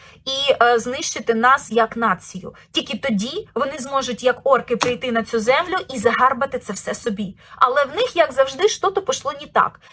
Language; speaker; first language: Ukrainian; native; Ukrainian